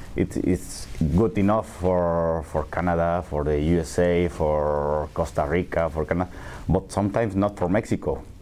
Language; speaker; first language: English; non-native, learner; Spanish